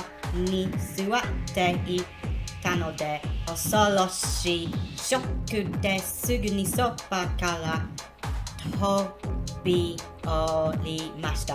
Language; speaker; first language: Japanese; non-native, learner; English